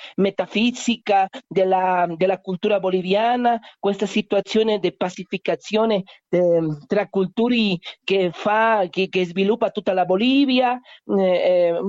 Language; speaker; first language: Italian; non-native, learner; Spanish